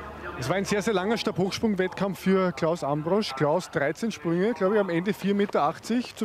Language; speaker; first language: German; native; German